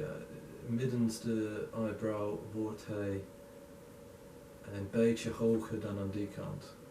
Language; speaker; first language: Dutch; non-native, learner; English